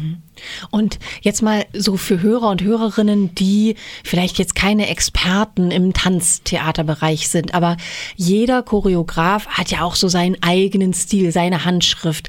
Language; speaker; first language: German; native; German